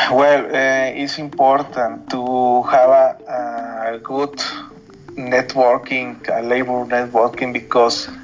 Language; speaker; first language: English; non-native, learner; Spanish